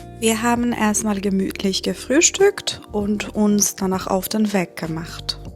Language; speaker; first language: German; non-native, fluent; Persian